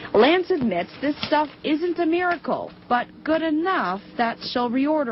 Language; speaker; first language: English; native; English